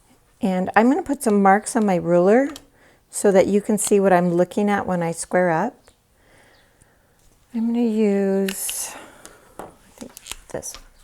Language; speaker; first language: English; native; English